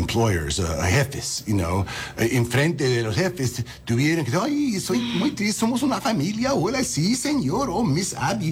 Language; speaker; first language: Spanish; early bilingual, heritage; English